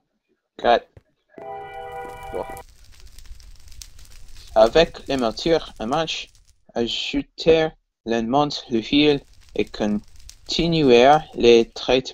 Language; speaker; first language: French; non-native, learner; English